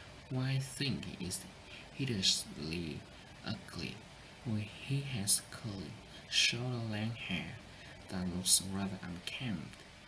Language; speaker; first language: English; non-native, learner; Vietnamese